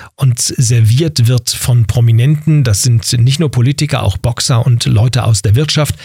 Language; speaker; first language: German; native; German